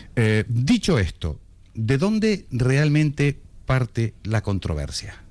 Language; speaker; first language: Spanish; native; Spanish